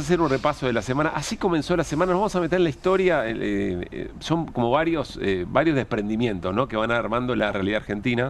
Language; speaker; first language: Spanish; native; Spanish